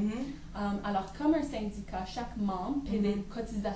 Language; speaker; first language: French; native; French